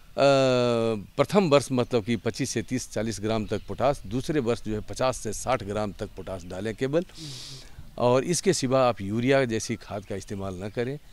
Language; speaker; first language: Hindi; native; Hindi